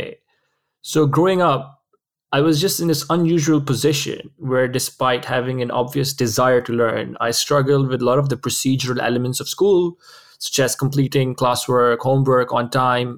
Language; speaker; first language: English; non-native, local second language; Urdu